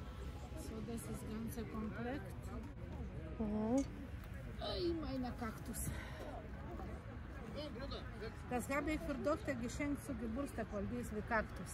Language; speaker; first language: German; non-native, learner; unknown